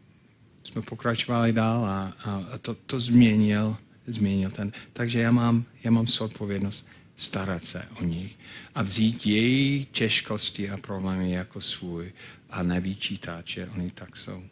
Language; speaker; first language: Czech; non-native, fluent; English